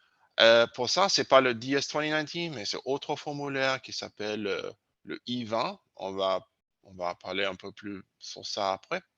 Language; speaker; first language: French; non-native, learner; English